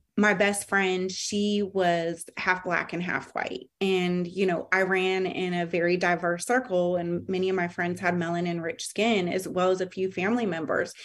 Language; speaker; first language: English; native; English